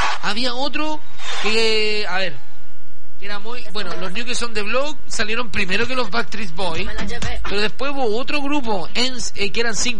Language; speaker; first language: Spanish; native; Spanish